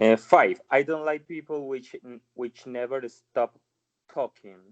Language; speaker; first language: English; non-native, learner; Spanish